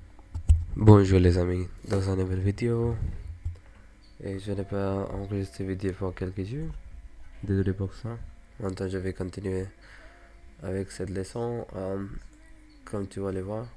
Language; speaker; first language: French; non-native, learner; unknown